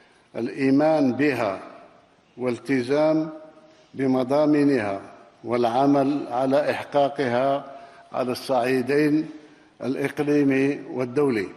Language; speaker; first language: Arabic; native; Arabic